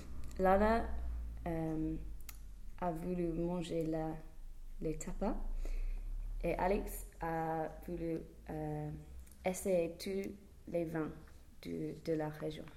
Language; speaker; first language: French; non-native, learner; English